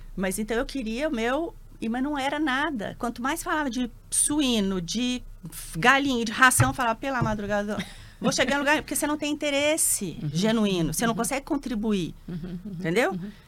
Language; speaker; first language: Portuguese; native; Portuguese